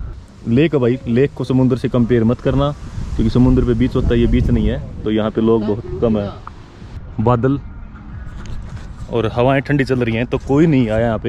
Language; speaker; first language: Hindi; native; Hindi